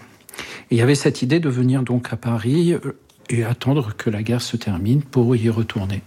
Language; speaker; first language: French; early bilingual, other home language; Arabic